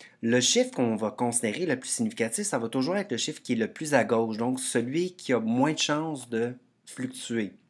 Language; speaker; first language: French; native; French